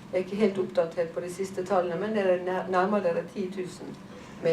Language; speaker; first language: Norwegian; native; Norwegian